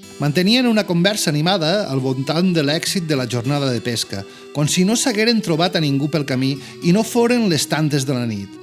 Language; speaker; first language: Catalan; native; Catalan